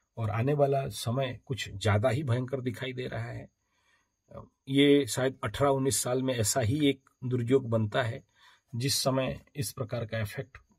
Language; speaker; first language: Hindi; native; Hindi